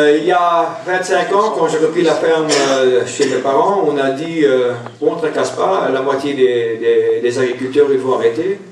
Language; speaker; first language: French; non-native, local second language; German